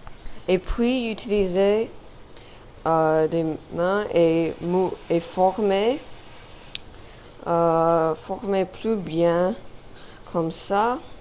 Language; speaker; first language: French; non-native, learner; English